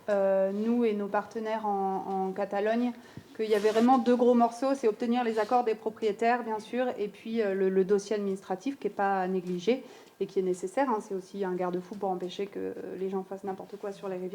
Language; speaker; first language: French; native; French